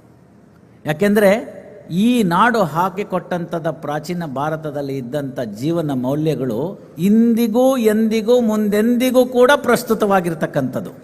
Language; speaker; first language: Kannada; native; Kannada